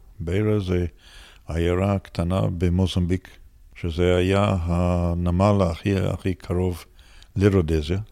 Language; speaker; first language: Hebrew; non-native, fluent; English